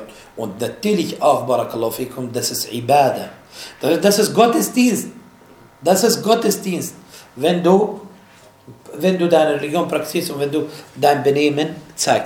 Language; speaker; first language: German; non-native, fluent; Arabic